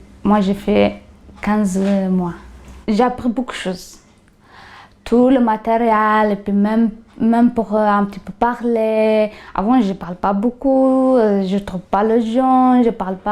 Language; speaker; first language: French; non-native, learner; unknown